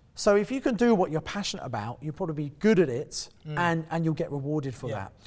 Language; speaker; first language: English; native; English